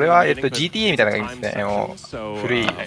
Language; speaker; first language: Japanese; native; Japanese